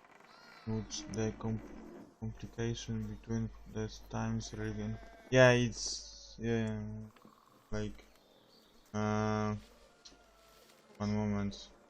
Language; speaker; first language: English; non-native, learner; Polish